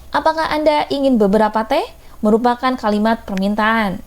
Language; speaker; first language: Indonesian; native; Indonesian